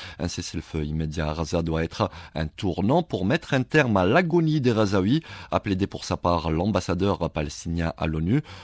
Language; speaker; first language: French; non-native, local second language; Arabic